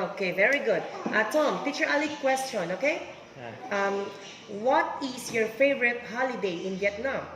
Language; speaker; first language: English; non-native, fluent; Vietnamese